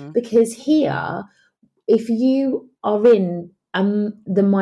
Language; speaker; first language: English; native; English